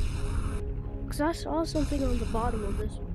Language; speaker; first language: English; native; English